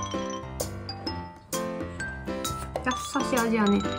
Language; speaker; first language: Japanese; native; Japanese